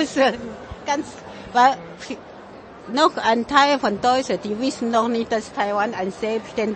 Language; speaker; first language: German; non-native, fluent; Min Nan Chinese